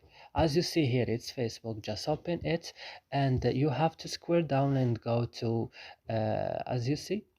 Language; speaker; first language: English; non-native, learner; Arabic